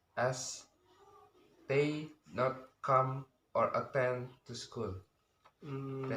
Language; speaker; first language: English; non-native, learner; Indonesian